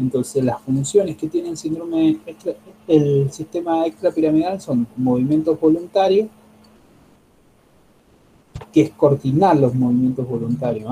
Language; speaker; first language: Spanish; native; Spanish